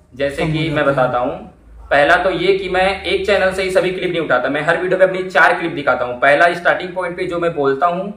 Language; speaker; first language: Hindi; native; Hindi